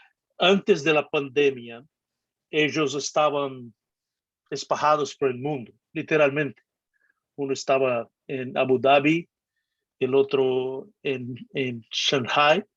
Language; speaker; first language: Spanish; non-native, fluent; Portuguese